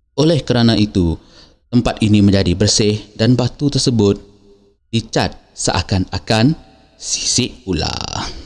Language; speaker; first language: Malay; native; Malay